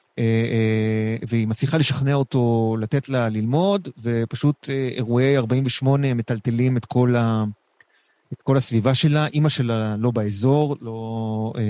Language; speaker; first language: Hebrew; native; Hebrew